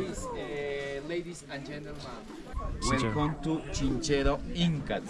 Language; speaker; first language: English; non-native, learner; Spanish